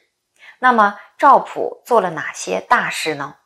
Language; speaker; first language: Chinese; native; Chinese